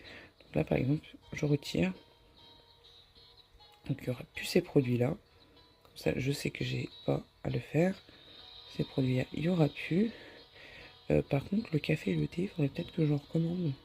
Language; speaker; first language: French; native; French